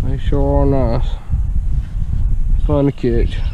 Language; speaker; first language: English; native; English